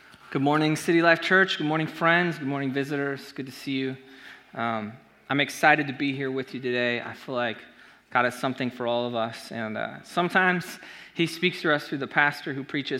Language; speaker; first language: English; native; English